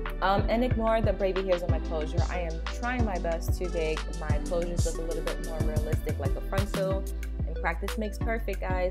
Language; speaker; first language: English; native; English